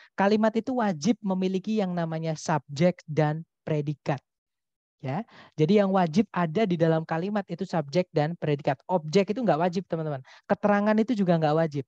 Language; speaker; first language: Indonesian; non-native, local second language; Javanese